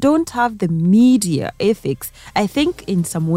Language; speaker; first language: English; non-native, local second language; Gusii